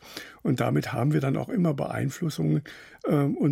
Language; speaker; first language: German; native; German